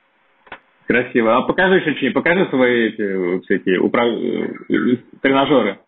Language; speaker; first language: Russian; native; Russian